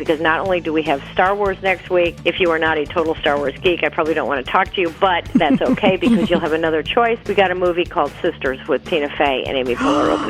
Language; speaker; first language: English; native; English